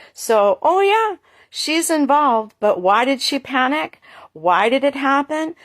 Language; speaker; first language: English; native; English